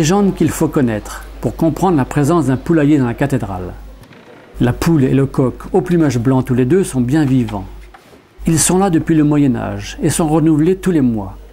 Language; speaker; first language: French; native; French